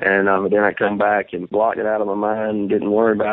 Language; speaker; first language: English; native; English